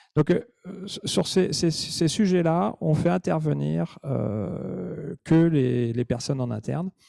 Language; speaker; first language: French; native; French